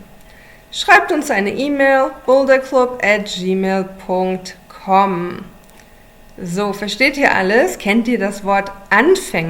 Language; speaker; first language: German; non-native, fluent; English